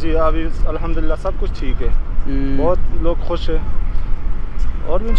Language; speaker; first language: Hindi; non-native, learner; Pashto